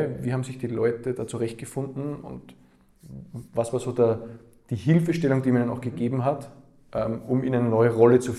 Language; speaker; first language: German; native; German